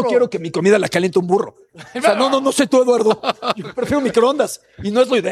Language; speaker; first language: Spanish; native; Spanish